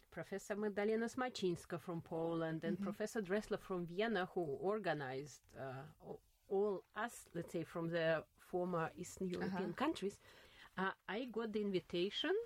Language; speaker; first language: English; non-native, fluent; Russian